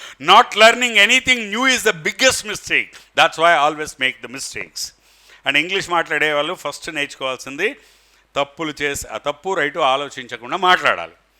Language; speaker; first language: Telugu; native; Telugu